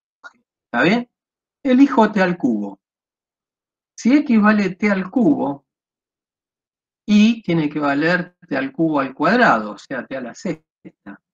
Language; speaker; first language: Spanish; native; Spanish